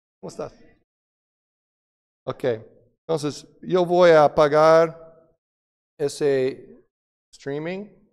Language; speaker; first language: Spanish; non-native, fluent; English